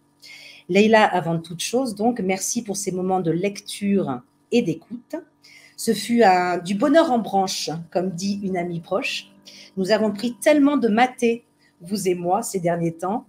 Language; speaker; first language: French; native; French